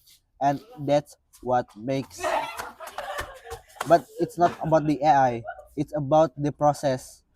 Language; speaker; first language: English; non-native, fluent; Indonesian